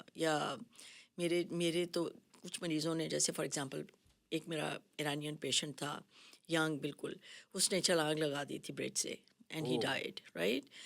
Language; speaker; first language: Urdu; native; Urdu